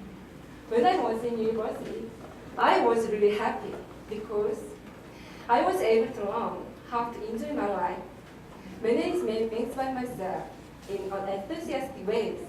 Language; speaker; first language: English; non-native, learner; Korean